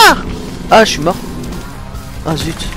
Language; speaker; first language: French; native; French